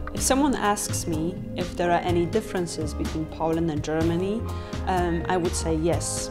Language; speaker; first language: English; non-native, fluent; Polish